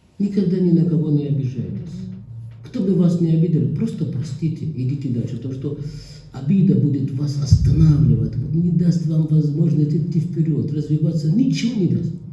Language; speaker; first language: Russian; non-native, fluent; Arabic